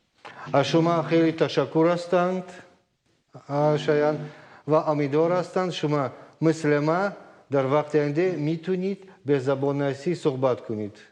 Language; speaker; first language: Persian; non-native, learner; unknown